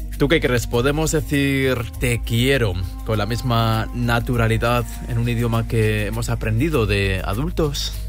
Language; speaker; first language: Spanish; native; Spanish